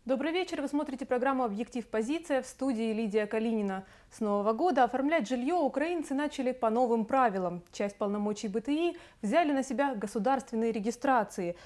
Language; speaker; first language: Russian; native; Russian